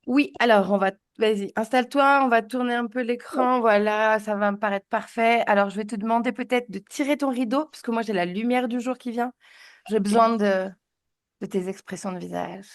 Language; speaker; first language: French; native; French